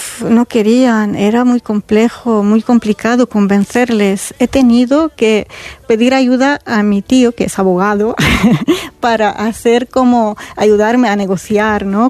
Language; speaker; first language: Spanish; non-native, fluent; Arabic